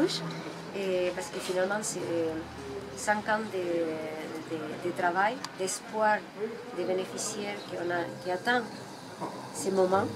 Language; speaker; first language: French; non-native, fluent; Spanish